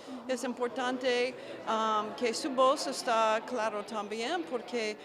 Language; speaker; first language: Spanish; non-native, fluent; English